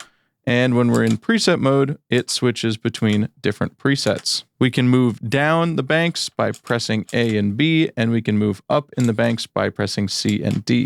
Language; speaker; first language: English; native; English